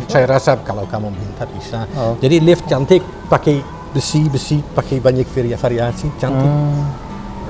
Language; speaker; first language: Indonesian; non-native, fluent; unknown